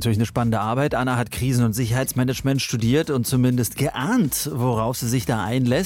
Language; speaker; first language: German; native; German